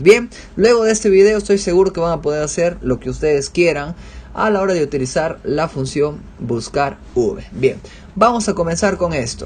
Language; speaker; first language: Spanish; native; Spanish